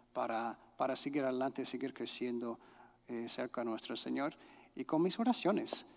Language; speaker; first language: Spanish; non-native, fluent; English